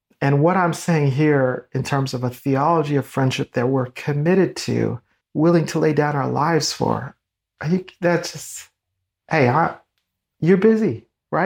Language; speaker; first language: English; native; English